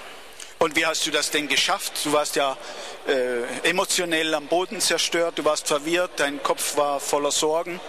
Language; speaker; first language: German; native; German